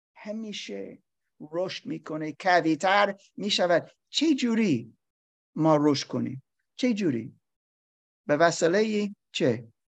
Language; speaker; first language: Persian; non-native, learner; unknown